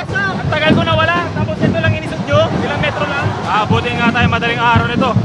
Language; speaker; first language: Filipino; native; Filipino